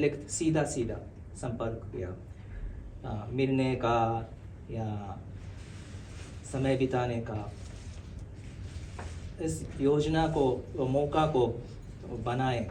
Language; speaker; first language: Hindi; non-native, fluent; Japanese